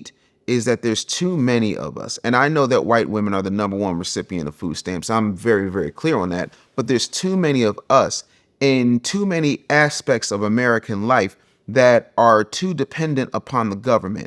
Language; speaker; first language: English; native; English